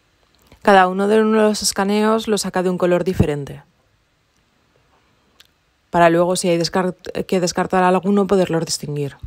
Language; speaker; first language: Spanish; native; Spanish